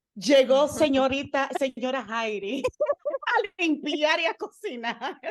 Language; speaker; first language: Spanish; early bilingual, other home language; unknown